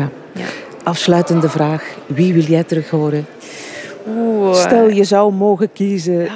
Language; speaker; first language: Dutch; native; Dutch